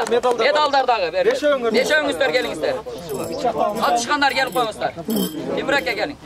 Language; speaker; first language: Kyrgyz; native; Kyrgyz